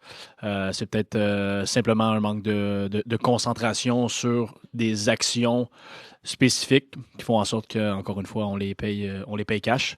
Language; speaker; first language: French; native; French